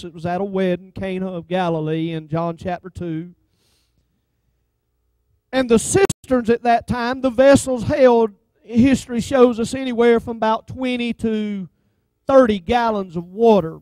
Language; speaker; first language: English; native; English